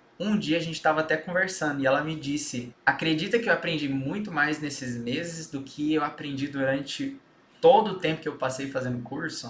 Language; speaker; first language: Portuguese; early bilingual, heritage; Portuguese